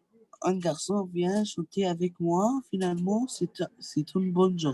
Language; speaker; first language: French; non-native, learner; Arabic